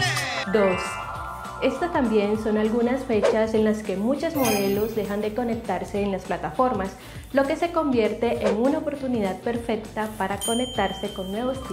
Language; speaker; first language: Spanish; native; Spanish